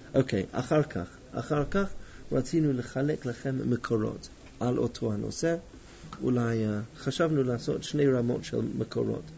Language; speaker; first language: Hebrew; non-native, fluent; English